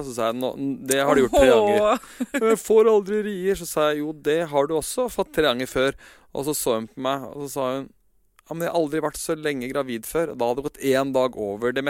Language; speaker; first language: Norwegian; native; Norwegian